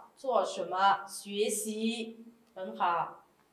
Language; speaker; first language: Chinese; non-native, fluent; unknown